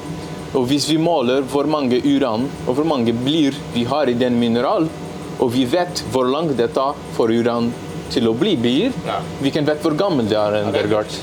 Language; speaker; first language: Norwegian; non-native, learner; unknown